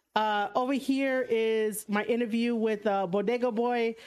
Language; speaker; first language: English; native; English